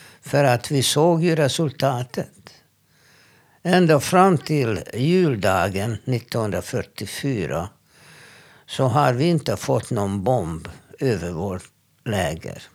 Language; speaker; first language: Swedish; non-native, fluent; Hungarian